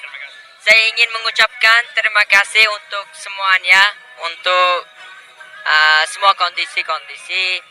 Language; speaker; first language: Indonesian; non-native, learner; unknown